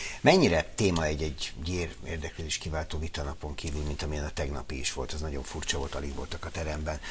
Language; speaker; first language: Hungarian; native; Hungarian